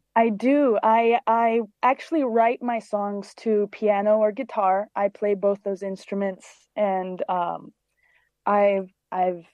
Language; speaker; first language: English; early bilingual, other home language; Greek